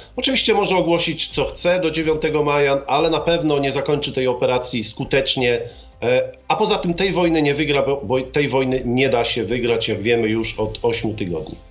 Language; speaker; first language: Polish; native; Polish